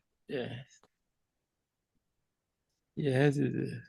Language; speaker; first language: English; non-native, learner; Spanish